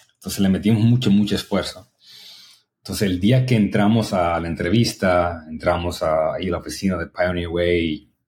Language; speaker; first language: Spanish; early bilingual, other home language; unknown